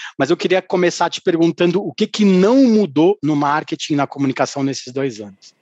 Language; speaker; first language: Portuguese; native; Portuguese